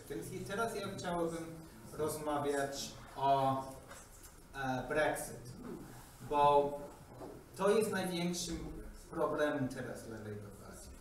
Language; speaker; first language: Polish; non-native, learner; English